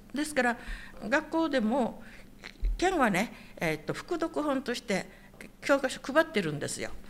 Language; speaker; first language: Japanese; non-native, local second language; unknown